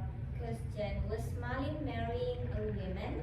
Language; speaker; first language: English; non-native, learner; Indonesian